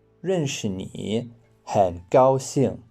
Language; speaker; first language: Chinese; non-native, fluent; English